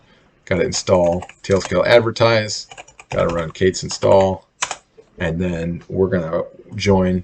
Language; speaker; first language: English; native; English